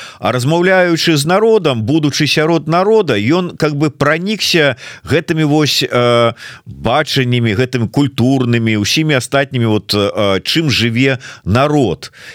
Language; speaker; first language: Belarusian; native; Belarusian